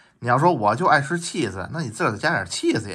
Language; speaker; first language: Chinese; native; Chinese